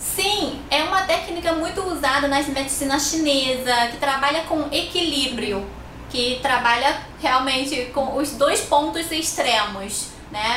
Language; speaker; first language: Portuguese; non-native, fluent; Chinese